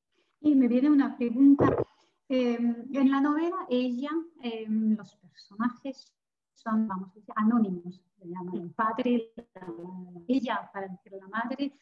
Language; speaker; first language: Spanish; non-native, fluent; French